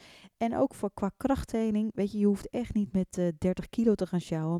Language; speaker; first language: Dutch; native; Dutch